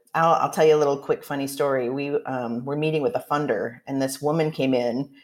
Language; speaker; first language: English; native; English